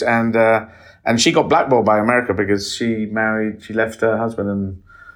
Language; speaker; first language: English; native; English